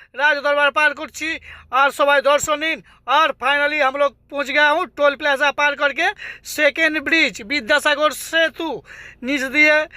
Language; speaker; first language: Hindi; non-native, local second language; Bangla